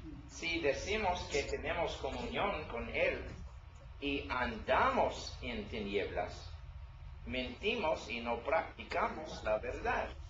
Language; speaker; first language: Spanish; non-native, learner; English